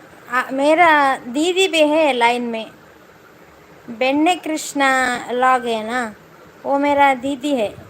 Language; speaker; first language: Hindi; non-native, local second language; Kannada